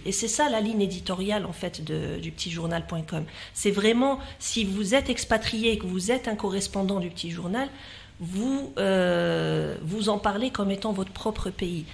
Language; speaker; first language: French; non-native, local second language; Arabic